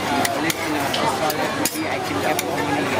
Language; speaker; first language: English; non-native, learner; Khmer